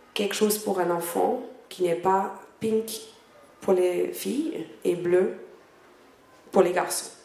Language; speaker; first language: French; non-native, fluent; German